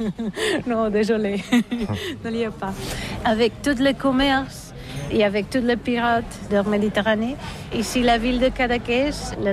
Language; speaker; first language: French; non-native, learner; Catalan